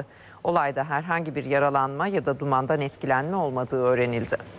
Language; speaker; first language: Turkish; native; Turkish